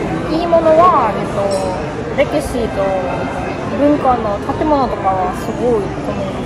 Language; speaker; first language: Japanese; non-native, fluent; German